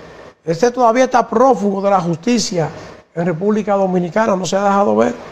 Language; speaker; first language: Spanish; native; Spanish